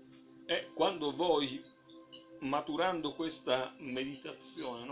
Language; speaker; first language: Italian; native; Italian